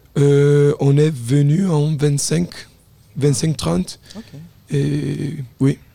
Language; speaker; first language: French; non-native, local second language; Italian